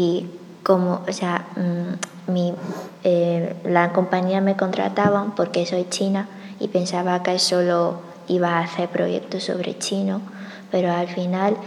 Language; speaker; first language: Spanish; non-native, fluent; Chinese